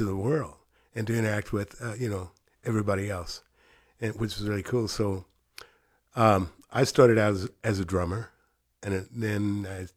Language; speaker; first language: English; native; English